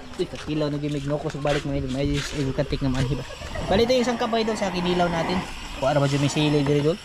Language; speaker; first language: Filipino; non-native, local second language; Cebuano